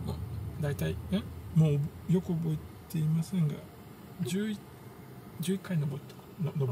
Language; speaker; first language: Japanese; non-native, fluent; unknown